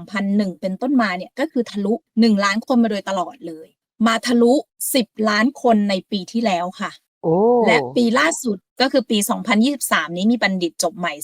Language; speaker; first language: Thai; native; Thai